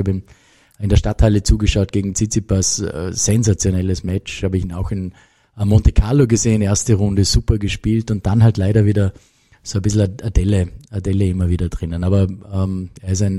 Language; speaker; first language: German; native; German